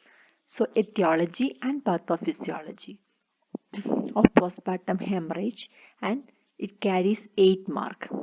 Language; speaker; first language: English; non-native, local second language; Malayalam